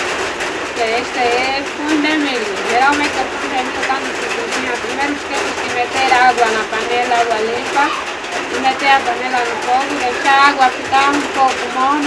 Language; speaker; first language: Portuguese; non-native, local second language; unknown